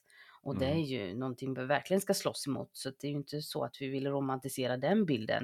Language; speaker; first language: Swedish; native; Swedish